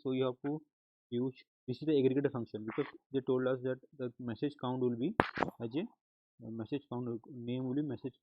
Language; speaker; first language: English; non-native, local second language; Hindi